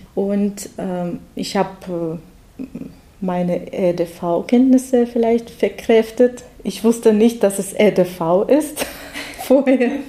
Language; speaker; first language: German; non-native, fluent; Russian